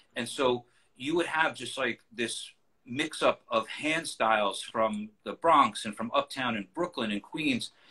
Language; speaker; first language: English; native; English